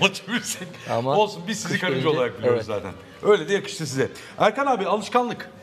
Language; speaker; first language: Turkish; native; Turkish